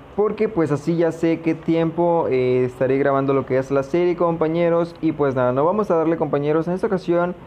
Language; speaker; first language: Spanish; native; Spanish